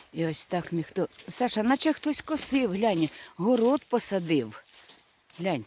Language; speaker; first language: Ukrainian; non-native, local second language; Russian